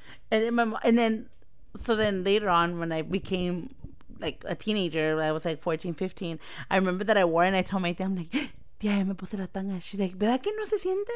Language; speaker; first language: English; early bilingual, other home language; Spanish